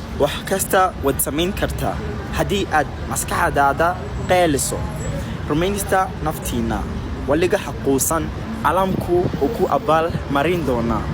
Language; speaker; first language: Somali; non-native, fluent; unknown